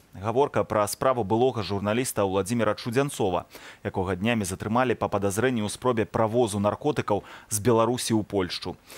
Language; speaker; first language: Belarusian; native; Belarusian